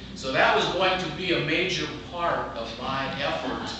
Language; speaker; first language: English; native; English